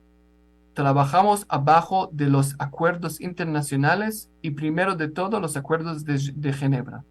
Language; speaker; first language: Spanish; non-native, fluent; Hebrew